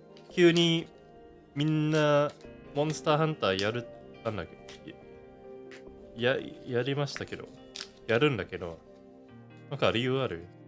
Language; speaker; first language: Japanese; non-native, learner; English